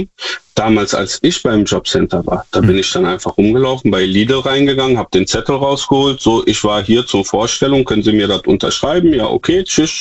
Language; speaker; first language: German; native; German